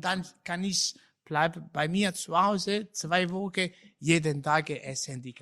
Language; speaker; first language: German; non-native, learner; Italian